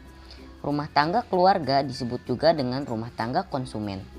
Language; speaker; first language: Indonesian; native; Indonesian